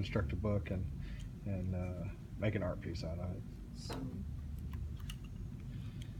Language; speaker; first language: English; native; English